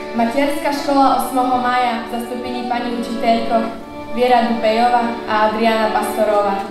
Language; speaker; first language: Slovak; non-native, local second language; Rusyn